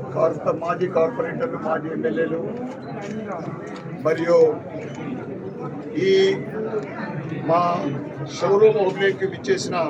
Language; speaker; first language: Telugu; native; Telugu